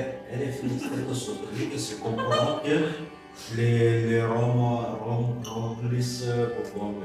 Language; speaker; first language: French; non-native, local second language; Malagasy